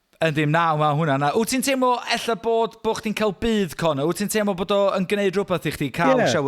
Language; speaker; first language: Welsh; native; Welsh